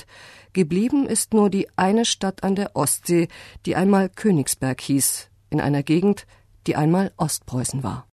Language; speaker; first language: German; native; German